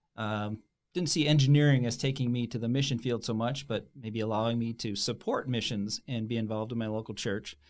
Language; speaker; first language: English; native; English